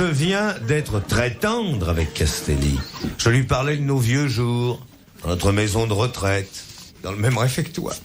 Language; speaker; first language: French; native; French